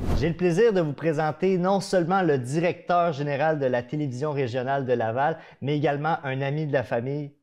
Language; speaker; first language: French; native; French